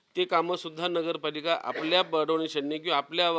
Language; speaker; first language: Marathi; native; Marathi